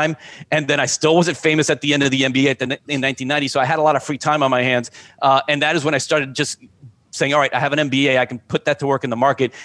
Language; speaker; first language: English; native; English